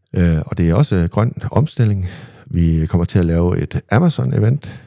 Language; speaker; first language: Danish; native; Danish